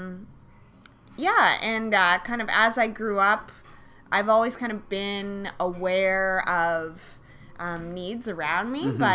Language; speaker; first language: English; native; English